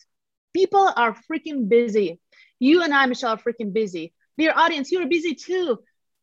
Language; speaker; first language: English; non-native, fluent; Latvian